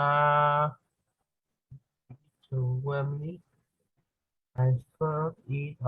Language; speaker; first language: English; non-native, learner; Vietnamese